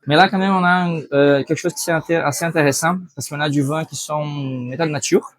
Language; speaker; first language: French; non-native, fluent; Portuguese